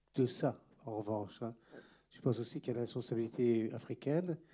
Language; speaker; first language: French; native; French